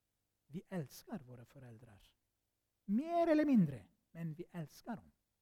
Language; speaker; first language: Swedish; non-native, fluent; Armenian